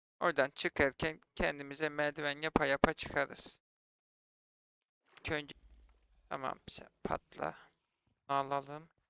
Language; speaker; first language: Turkish; native; Turkish